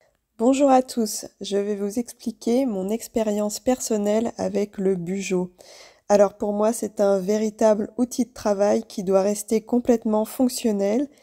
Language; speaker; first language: French; native; French